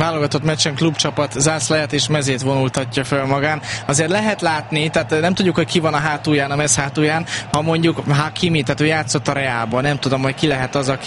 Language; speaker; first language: Hungarian; native; Hungarian